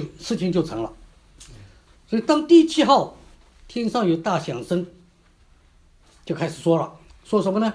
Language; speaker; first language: Chinese; native; Chinese